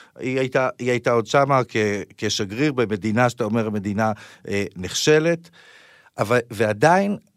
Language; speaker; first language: Hebrew; native; Hebrew